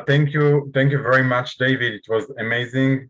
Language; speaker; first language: English; non-native, learner; Hebrew